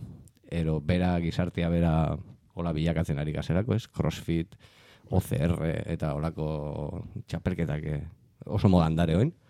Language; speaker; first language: Basque; native; Basque